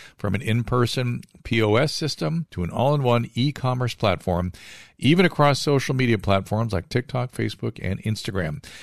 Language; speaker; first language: English; native; English